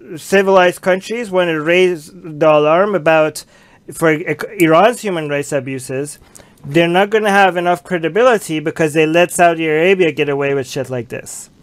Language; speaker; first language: English; native; English